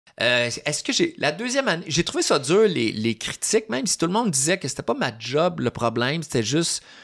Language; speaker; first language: French; native; French